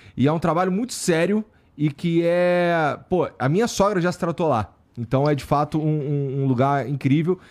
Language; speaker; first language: Portuguese; native; Portuguese